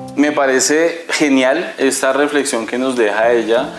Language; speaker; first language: Spanish; native; Spanish